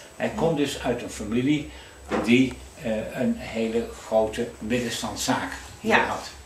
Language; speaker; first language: Dutch; native; Dutch